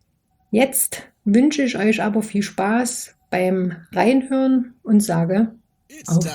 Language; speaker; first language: German; native; German